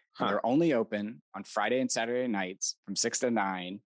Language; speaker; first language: English; native; English